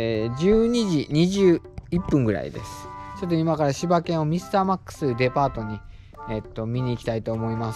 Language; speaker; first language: Japanese; native; Japanese